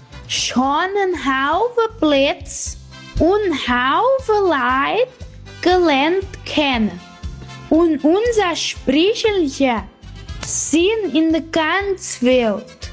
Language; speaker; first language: German; early bilingual, heritage; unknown